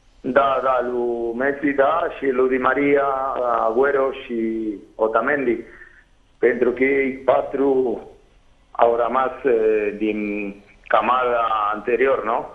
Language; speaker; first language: Romanian; non-native, fluent; Spanish